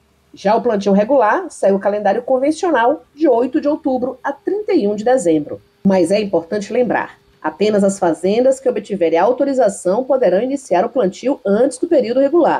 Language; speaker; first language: Portuguese; native; Portuguese